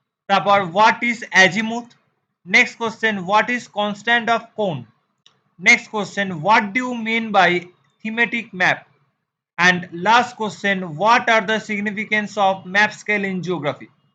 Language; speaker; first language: English; non-native, local second language; Bangla